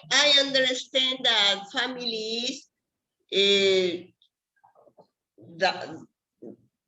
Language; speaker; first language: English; non-native, learner; Spanish